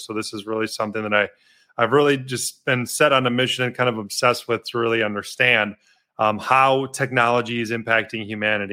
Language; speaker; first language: English; native; English